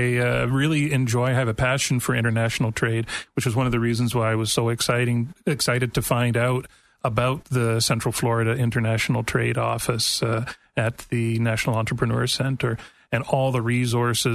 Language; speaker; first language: English; native; English